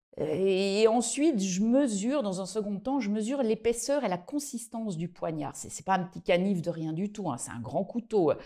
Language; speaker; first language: French; native; French